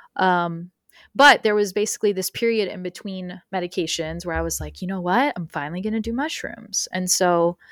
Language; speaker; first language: English; early bilingual, other home language; Spanish